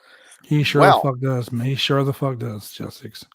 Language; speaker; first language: English; native; English